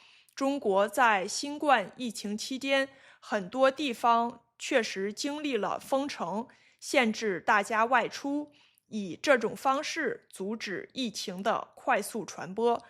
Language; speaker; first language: Chinese; native; Chinese